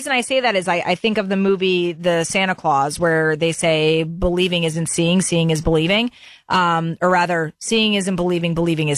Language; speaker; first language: English; native; English